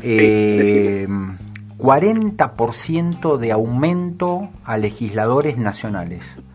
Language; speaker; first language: Spanish; native; Spanish